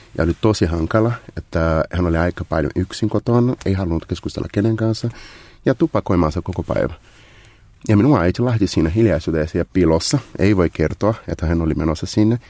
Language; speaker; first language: Finnish; non-native, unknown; Portuguese